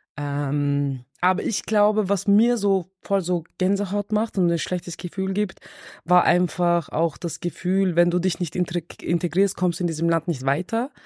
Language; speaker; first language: German; early bilingual, other home language; Turkish